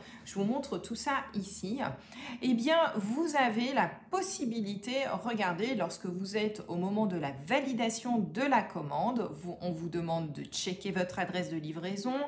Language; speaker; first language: French; native; French